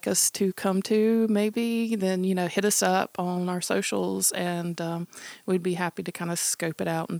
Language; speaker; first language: English; native; English